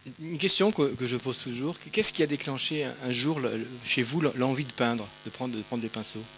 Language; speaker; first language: French; native; French